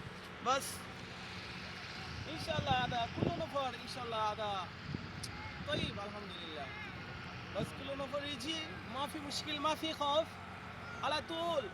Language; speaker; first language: Arabic; non-native, learner; Bangla